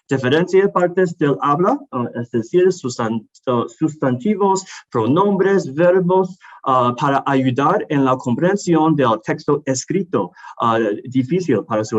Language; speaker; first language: Spanish; non-native, learner; English